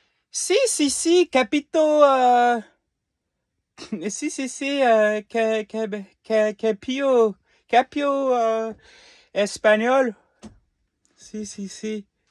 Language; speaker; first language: Spanish; non-native, learner; English